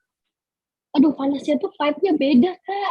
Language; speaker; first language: Indonesian; native; Indonesian